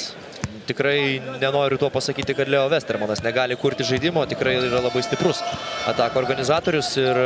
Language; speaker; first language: Lithuanian; native; Lithuanian